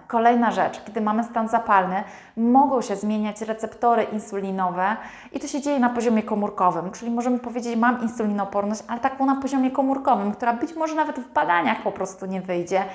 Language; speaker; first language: Polish; native; Polish